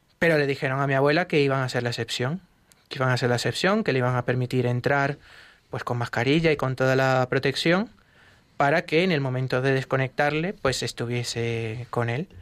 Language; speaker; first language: Spanish; native; Spanish